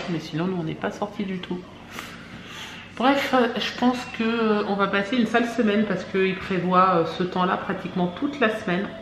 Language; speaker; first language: French; native; French